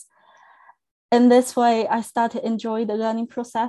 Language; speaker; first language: English; non-native, fluent; Chinese